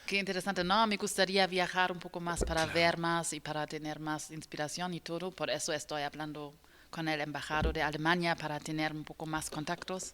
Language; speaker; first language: Spanish; non-native, learner; German